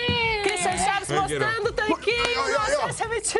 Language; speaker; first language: Portuguese; native; Portuguese